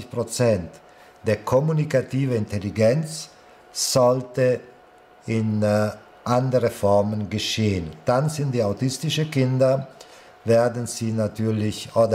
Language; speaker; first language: German; non-native, fluent; Italian